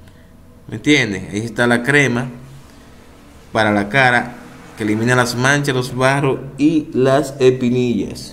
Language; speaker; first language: Spanish; native; Spanish